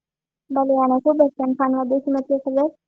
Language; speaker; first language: Persian; non-native, learner; Urdu